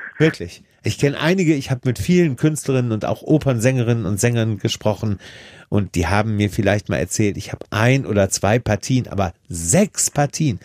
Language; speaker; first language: German; native; German